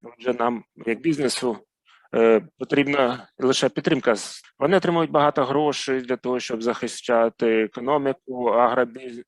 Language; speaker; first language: Ukrainian; non-native, fluent; Arabic